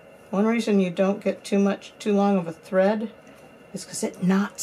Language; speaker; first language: English; native; English